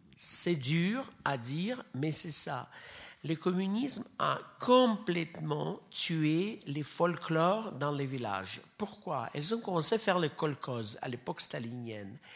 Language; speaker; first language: French; non-native, fluent; Russian